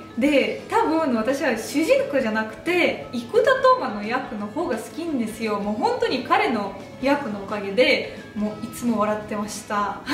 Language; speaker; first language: Japanese; non-native, fluent; Russian